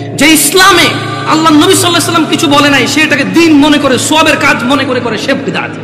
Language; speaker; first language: Bangla; early bilingual, heritage; Bangla